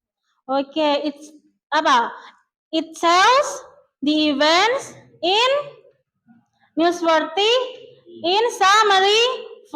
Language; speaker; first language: English; non-native, learner; Indonesian